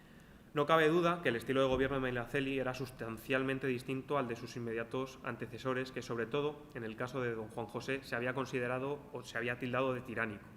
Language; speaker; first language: Spanish; native; Spanish